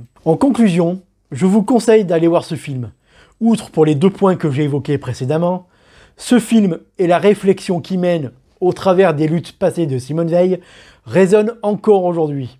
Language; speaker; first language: French; native; French